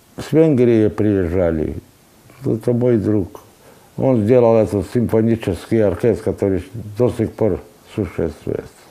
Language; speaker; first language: Russian; non-native, local second language; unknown